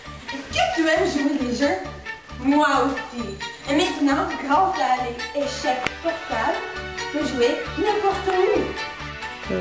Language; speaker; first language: French; non-native, local second language; English